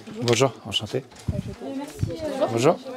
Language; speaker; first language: French; native; French